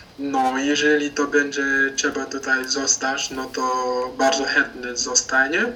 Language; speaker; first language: Polish; non-native, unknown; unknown